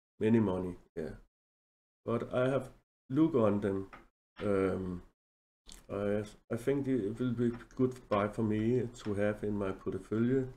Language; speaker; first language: English; non-native, learner; Danish